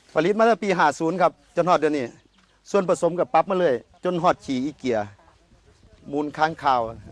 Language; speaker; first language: Thai; native; Thai